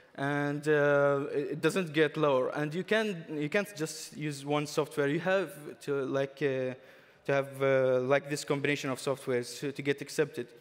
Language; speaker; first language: English; non-native, fluent; Arabic